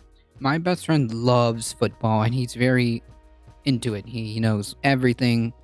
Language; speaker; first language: English; native; English